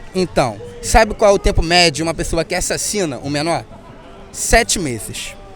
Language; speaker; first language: Portuguese; native; Portuguese